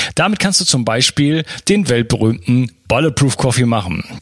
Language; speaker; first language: German; native; German